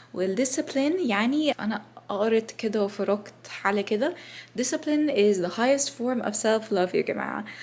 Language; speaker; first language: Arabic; non-native, learner; English